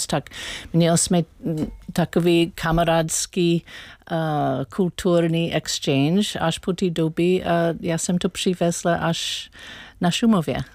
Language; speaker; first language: Czech; non-native, learner; English